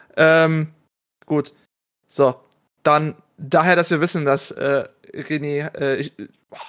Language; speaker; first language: German; native; German